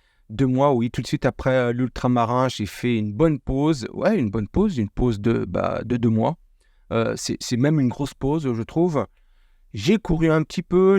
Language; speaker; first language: French; native; French